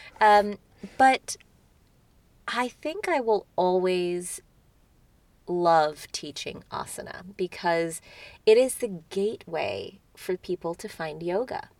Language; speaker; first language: English; native; English